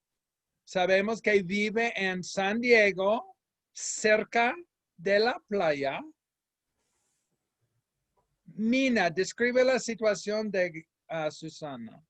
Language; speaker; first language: Spanish; non-native, fluent; English